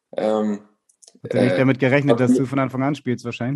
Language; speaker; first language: German; native; German